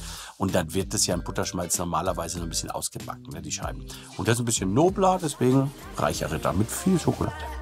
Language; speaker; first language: German; native; German